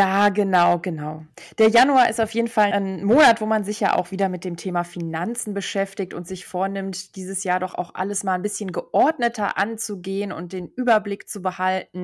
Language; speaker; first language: German; native; German